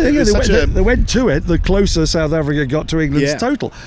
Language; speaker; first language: English; native; English